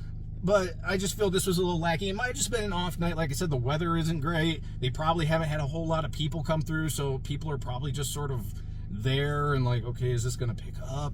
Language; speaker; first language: English; native; English